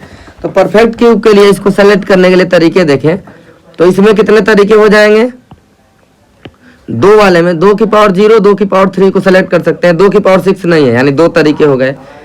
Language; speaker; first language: Hindi; native; Hindi